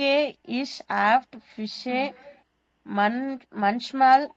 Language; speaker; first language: German; non-native, learner; Tamil